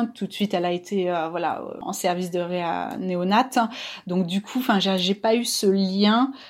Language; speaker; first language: French; native; French